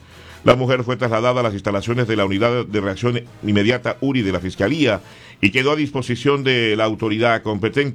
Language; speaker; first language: Spanish; native; Spanish